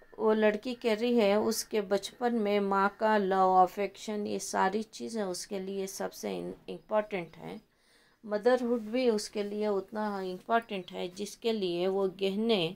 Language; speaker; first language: Hindi; non-native, local second language; Kannada